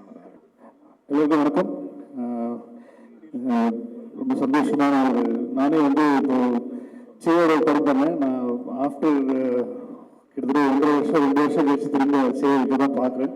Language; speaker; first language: Tamil; native; Tamil